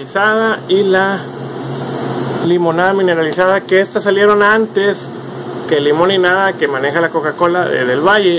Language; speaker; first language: Spanish; native; Spanish